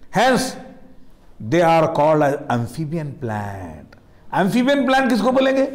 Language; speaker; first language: Hindi; non-native, local second language; Marathi